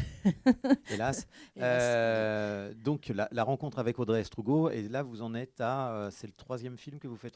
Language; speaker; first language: French; native; French